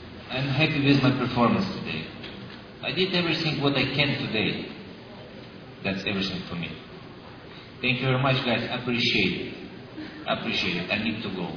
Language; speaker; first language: English; non-native, learner; Russian